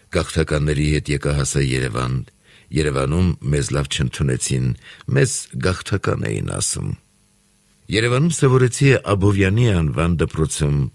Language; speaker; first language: Armenian; native; Armenian